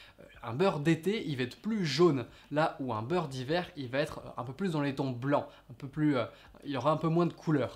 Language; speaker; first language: French; native; French